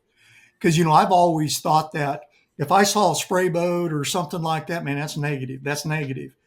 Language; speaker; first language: English; native; English